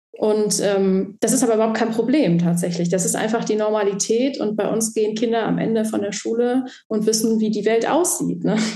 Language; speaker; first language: German; native; German